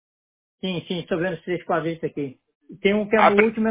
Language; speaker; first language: Spanish; non-native, learner; Portuguese